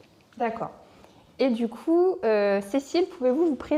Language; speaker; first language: French; native; French